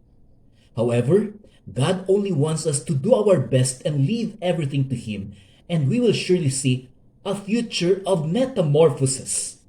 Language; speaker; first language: English; non-native, local second language; Hiligaynon